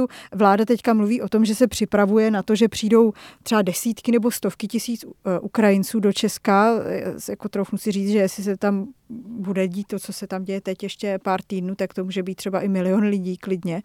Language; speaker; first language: Czech; native; Czech